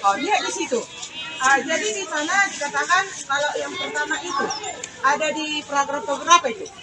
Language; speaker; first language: Indonesian; native; Indonesian